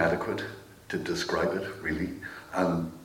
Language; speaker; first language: English; native; English